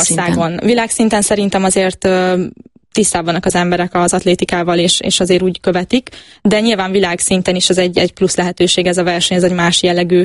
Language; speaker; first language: Hungarian; native; Hungarian